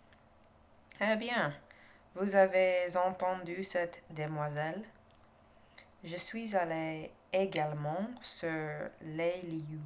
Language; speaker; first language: French; non-native, learner; English